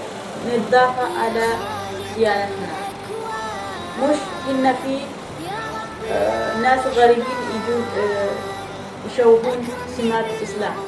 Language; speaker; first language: Arabic; non-native, learner; Oromo